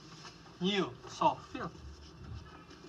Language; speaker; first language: English; non-native, learner; Indonesian